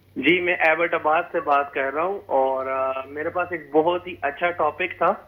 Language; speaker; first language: Urdu; non-native, local second language; Pashto